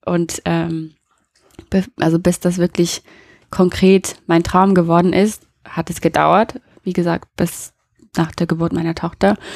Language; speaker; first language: German; non-native, fluent; English